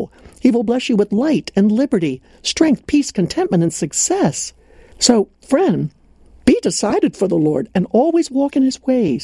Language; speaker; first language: English; native; English